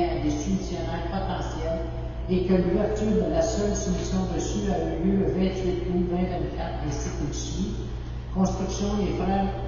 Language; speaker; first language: French; native; French